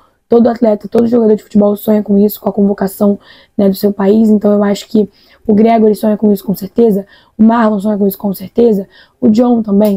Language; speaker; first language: Portuguese; native; Portuguese